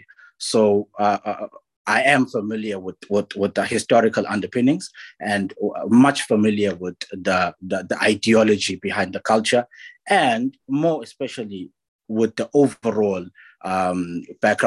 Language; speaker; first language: English; non-native, local second language; Zulu